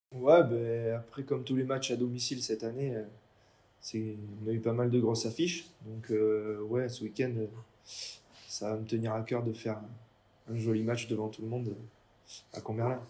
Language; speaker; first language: French; native; French